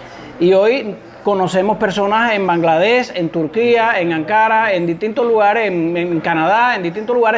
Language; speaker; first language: Spanish; native; Spanish